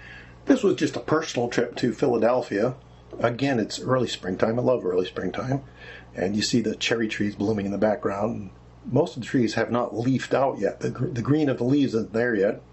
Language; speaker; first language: English; native; English